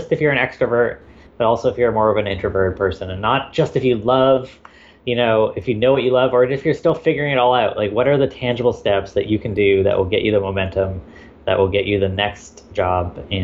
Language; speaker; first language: English; native; English